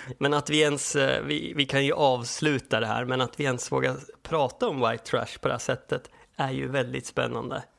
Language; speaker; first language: Swedish; native; Swedish